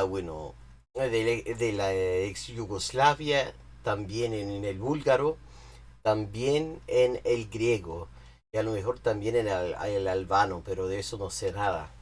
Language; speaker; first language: Spanish; non-native, fluent; English